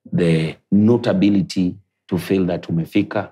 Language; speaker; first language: English; non-native, local second language; Luo (Kenya and Tanzania)